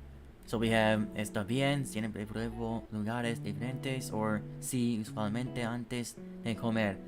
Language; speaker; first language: Spanish; non-native, learner; English